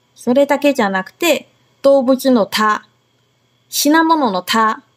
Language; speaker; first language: Japanese; non-native, fluent; Chinese